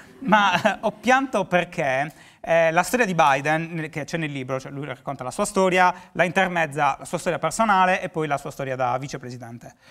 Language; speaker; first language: Italian; native; Italian